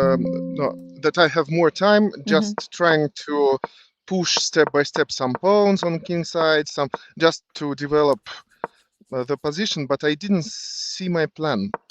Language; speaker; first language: English; non-native, fluent; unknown